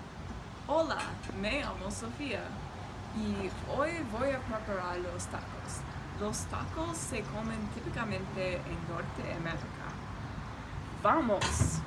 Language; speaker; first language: Spanish; non-native, learner; English